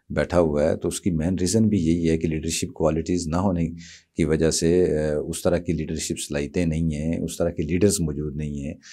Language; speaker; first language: Urdu; non-native, local second language; Punjabi